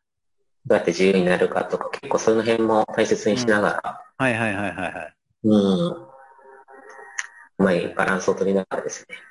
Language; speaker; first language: Japanese; native; Japanese